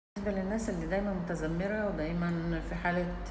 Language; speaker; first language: Arabic; native; Arabic